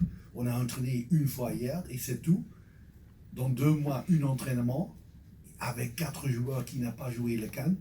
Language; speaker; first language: French; non-native, fluent; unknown